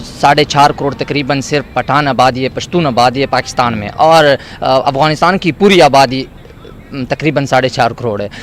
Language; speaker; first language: Hindi; non-native, local second language; Pashto